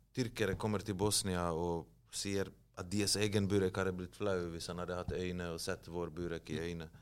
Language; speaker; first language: Norwegian; early bilingual, other home language; Bosnian